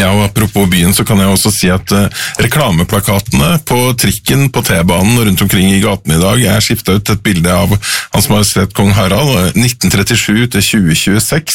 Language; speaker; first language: Norwegian; native; Norwegian